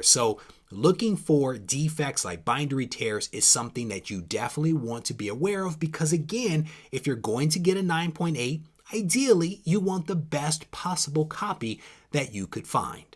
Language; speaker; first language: English; native; English